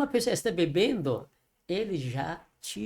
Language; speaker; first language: Portuguese; non-native, learner; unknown